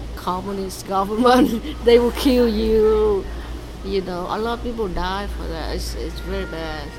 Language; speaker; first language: English; non-native, learner; Vietnamese